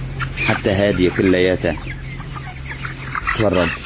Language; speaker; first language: Arabic; native; Arabic